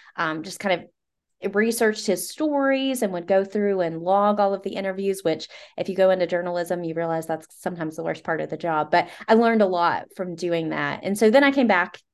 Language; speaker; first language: English; native; English